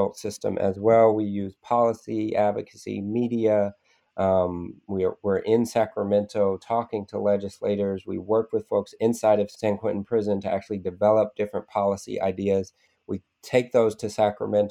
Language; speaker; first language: English; native; English